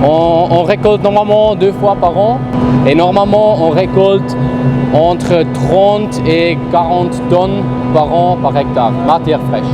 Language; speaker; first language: French; non-native, fluent; German